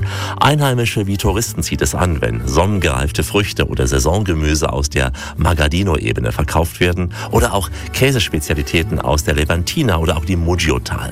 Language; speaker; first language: German; native; German